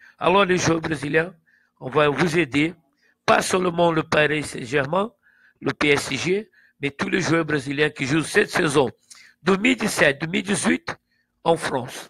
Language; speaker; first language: French; non-native, learner; Portuguese